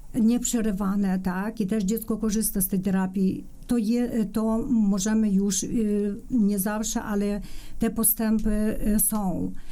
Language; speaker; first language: Polish; non-native, fluent; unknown